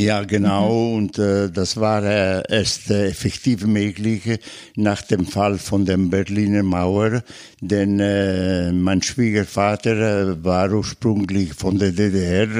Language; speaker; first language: German; non-native, fluent; Italian